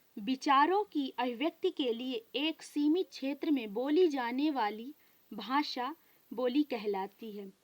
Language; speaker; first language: Hindi; native; Hindi